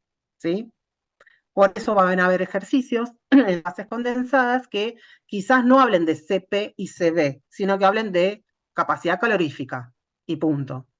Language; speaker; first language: Spanish; native; Spanish